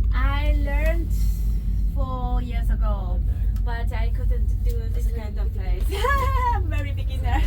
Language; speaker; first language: English; non-native, learner; Chinese